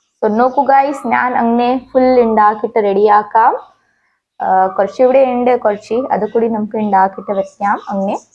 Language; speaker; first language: Malayalam; non-native, local second language; Hindi